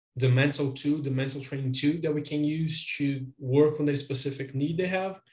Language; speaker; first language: English; non-native, fluent; Portuguese